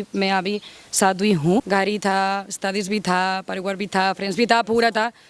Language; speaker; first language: Hindi; non-native, learner; Spanish